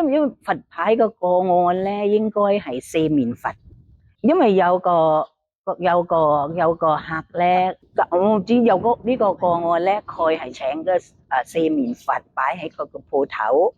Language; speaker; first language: Cantonese; non-native, learner; Thai